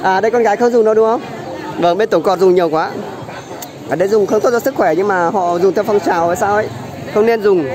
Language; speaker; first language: Vietnamese; native; Vietnamese